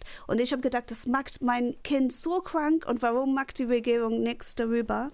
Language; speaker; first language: German; non-native, fluent; English